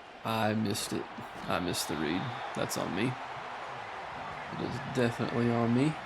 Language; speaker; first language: English; native; English